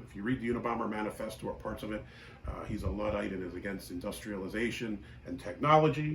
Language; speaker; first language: English; native; English